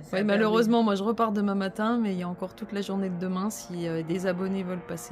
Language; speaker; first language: French; native; French